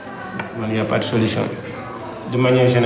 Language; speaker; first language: French; non-native, local second language; Wolof